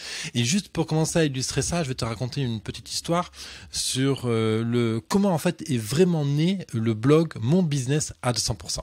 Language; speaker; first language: French; native; French